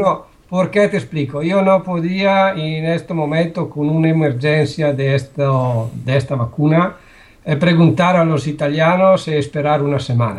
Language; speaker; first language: Spanish; non-native, learner; Italian